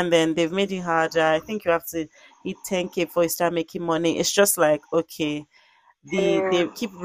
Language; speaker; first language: English; non-native, local second language; Yoruba